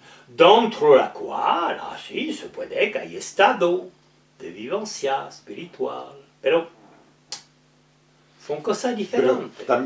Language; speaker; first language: Spanish; non-native, learner; French